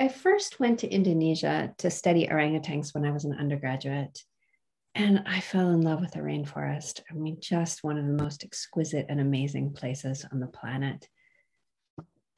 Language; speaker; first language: English; native; English